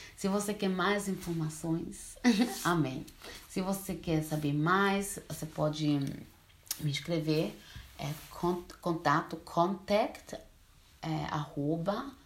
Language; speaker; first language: Portuguese; early bilingual, heritage; Portuguese